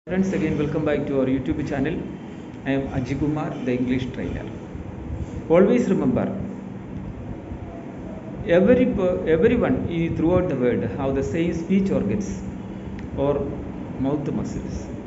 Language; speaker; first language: English; non-native, local second language; Malayalam